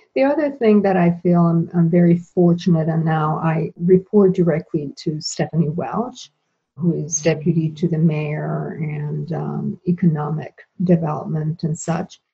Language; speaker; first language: English; non-native, fluent; Spanish